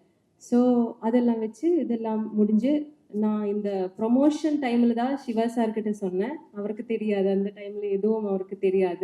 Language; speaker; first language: Tamil; non-native, learner; Malayalam